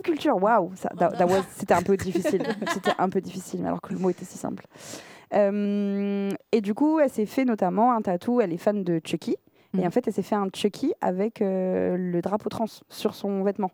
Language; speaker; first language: French; native; French